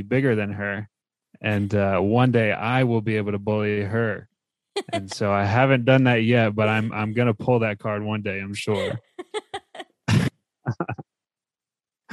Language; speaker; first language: English; native; English